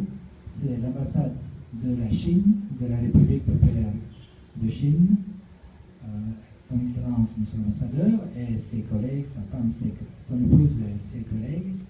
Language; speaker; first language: French; non-native, fluent; Russian